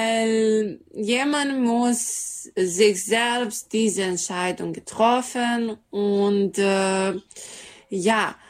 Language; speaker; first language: German; non-native, learner; Serbian